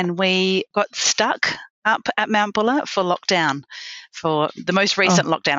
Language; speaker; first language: English; native; English